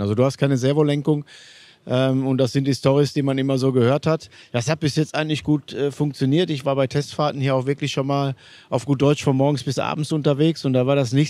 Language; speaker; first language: German; native; German